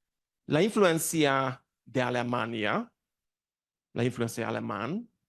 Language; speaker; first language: Spanish; non-native, learner; Hungarian